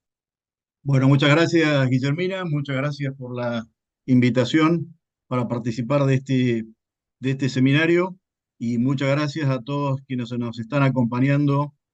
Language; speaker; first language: Spanish; native; Spanish